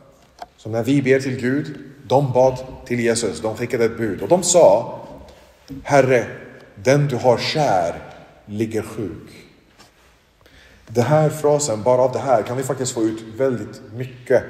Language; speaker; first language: Swedish; non-native, local second language; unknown